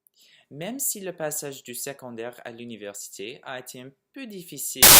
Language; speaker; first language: French; non-native, local second language; English